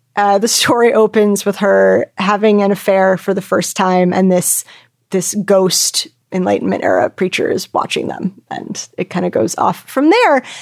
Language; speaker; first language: English; native; English